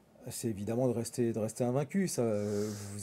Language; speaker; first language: French; native; French